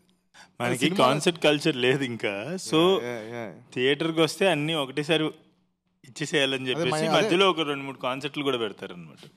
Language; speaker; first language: Telugu; native; Telugu